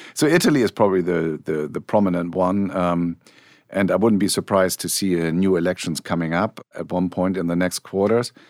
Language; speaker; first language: English; non-native, fluent; German